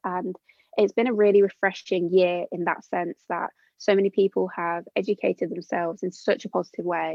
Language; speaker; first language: English; native; English